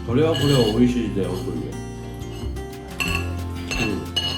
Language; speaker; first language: Japanese; non-native, fluent; Korean